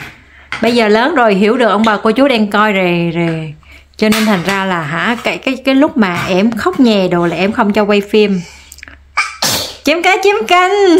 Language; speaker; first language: Vietnamese; native; Vietnamese